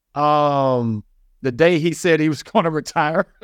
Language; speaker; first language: English; native; English